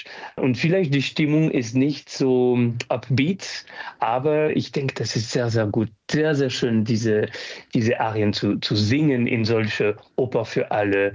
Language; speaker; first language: German; non-native, learner; French